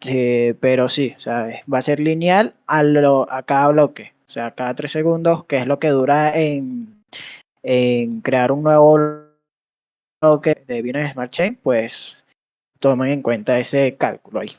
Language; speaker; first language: Spanish; native; Spanish